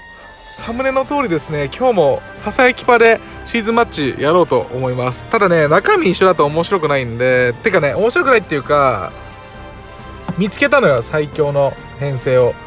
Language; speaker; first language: Japanese; native; Japanese